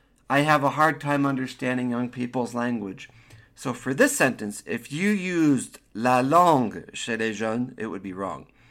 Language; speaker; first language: English; native; English